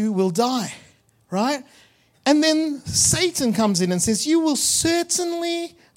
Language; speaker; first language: English; early bilingual, other home language; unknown